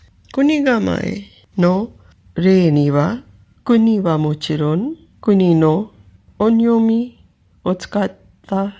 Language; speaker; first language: Japanese; non-native, fluent; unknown